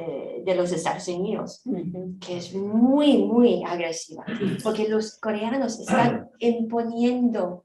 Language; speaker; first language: Spanish; non-native, fluent; Korean